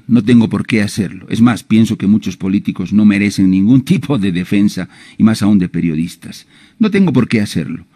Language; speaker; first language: Spanish; native; Spanish